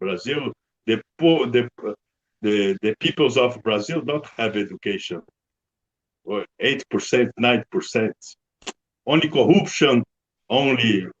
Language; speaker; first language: English; non-native, learner; Portuguese